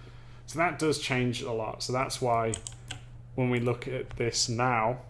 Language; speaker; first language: English; native; English